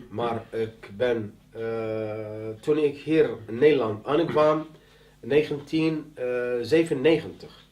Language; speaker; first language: Dutch; non-native, learner; Arabic